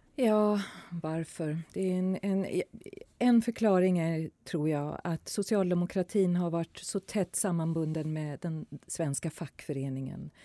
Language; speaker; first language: Swedish; native; Swedish